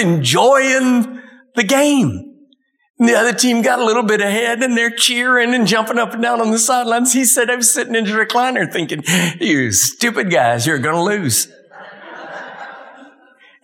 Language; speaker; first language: English; native; English